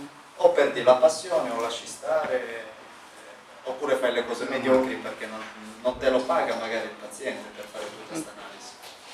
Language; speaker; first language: Italian; native; Italian